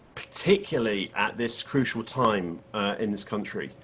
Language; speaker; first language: English; native; English